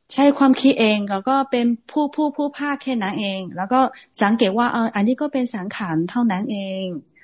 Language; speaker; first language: Thai; non-native, fluent; Chinese